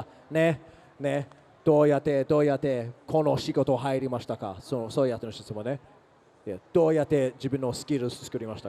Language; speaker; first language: Japanese; non-native, learner; English